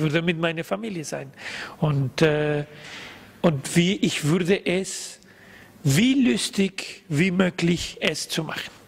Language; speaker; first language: German; non-native, learner; Spanish